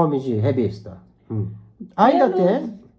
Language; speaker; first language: Portuguese; non-native, learner; Japanese